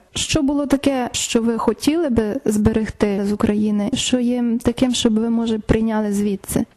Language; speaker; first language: Ukrainian; native; Ukrainian